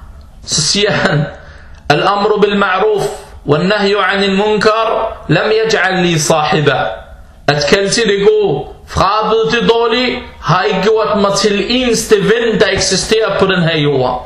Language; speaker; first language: Danish; non-native, fluent; Arabic